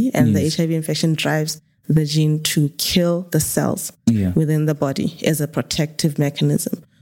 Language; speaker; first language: English; non-native, local second language; Tswana